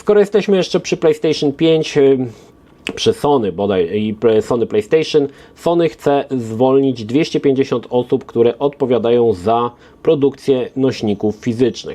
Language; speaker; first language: Polish; native; Polish